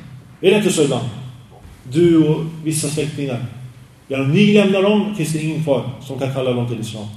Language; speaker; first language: Swedish; early bilingual, other home language; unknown